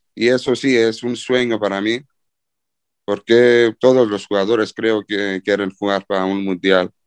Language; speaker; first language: Spanish; early bilingual, heritage; Spanish